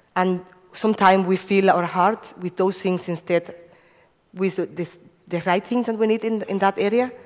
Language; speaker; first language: English; non-native, fluent; Spanish